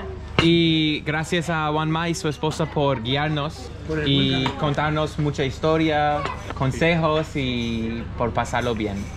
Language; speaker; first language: Spanish; non-native, fluent; English